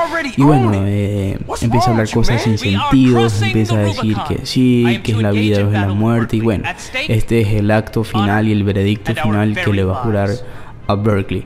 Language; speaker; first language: Spanish; native; Spanish